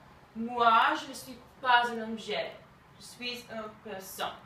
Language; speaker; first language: French; non-native, learner; English